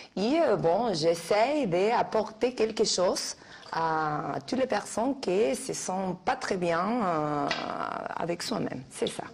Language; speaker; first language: French; non-native, fluent; Spanish